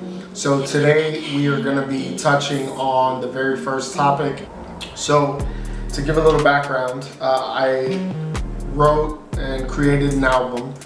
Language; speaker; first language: English; native; English